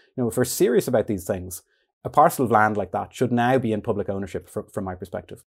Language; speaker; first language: English; native; English